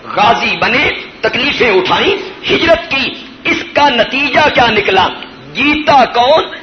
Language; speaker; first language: Urdu; non-native, local second language; Punjabi